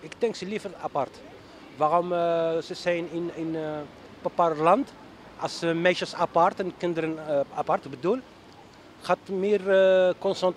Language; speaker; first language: Dutch; non-native, learner; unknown